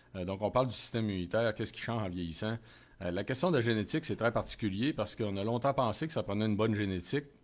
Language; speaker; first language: French; native; French